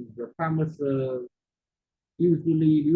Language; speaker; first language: English; non-native, learner; Vietnamese